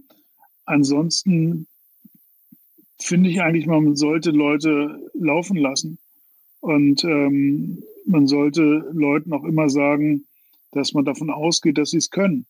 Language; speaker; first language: German; native; German